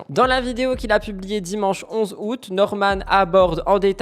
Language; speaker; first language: French; native; French